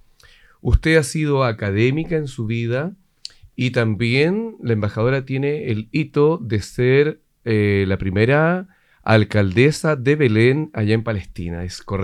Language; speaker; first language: Spanish; native; Spanish